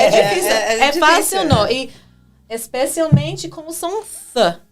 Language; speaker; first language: Portuguese; non-native, fluent; English